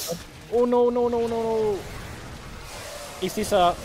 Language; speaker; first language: English; non-native, fluent; Swedish